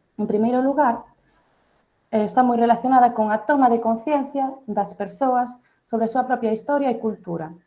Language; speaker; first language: Galician; early bilingual, heritage; Catalan